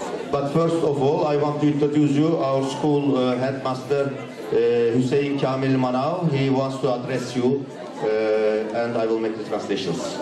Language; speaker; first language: English; non-native, fluent; Turkish